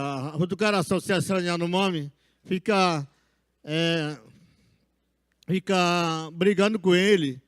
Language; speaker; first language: Portuguese; non-native, local second language; Yanomámi